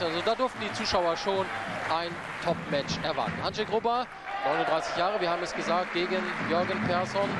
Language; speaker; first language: German; native; German